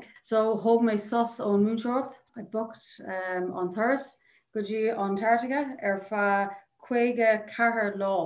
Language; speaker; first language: Irish; non-native, local second language; English